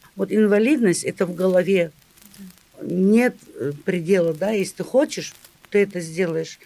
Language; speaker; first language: Russian; native; Russian